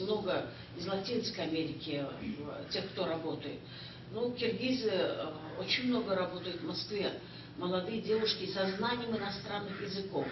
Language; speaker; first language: Russian; non-native, local second language; Kyrgyz